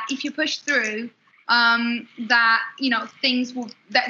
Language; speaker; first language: English; non-native, fluent; Portuguese